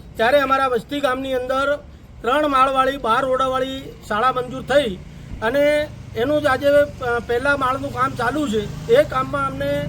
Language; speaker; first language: Gujarati; native; Gujarati